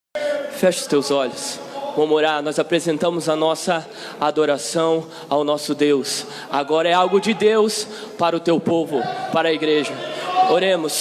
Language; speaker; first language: Portuguese; native; Portuguese